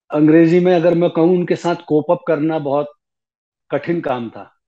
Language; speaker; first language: Hindi; native; Hindi